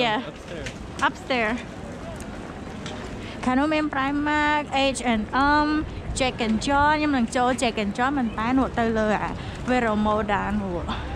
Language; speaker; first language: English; non-native, learner; Khmer